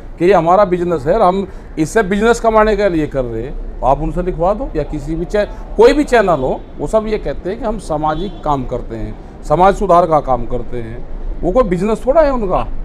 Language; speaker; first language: Hindi; native; Hindi